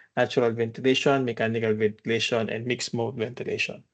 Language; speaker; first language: English; non-native, local second language; Filipino